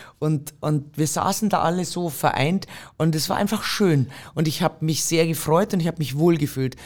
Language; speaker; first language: German; native; German